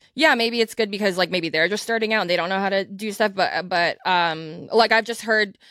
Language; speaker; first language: English; native; English